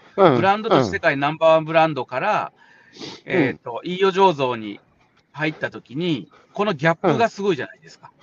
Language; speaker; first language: Japanese; native; Japanese